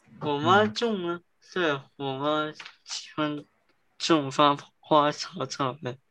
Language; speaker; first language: Chinese; early bilingual, heritage; Chinese